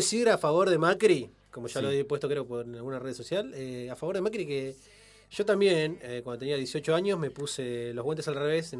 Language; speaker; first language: Spanish; native; Spanish